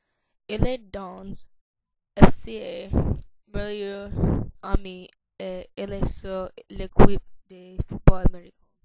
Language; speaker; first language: French; non-native, learner; English